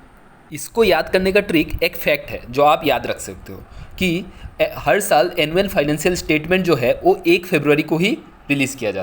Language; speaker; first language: Hindi; native; Hindi